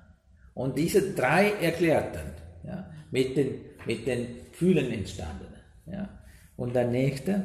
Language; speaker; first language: German; non-native, learner; Sinhala